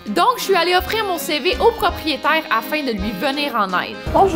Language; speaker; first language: French; native; French